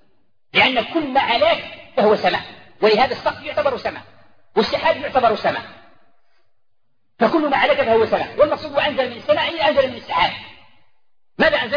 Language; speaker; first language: Arabic; native; Arabic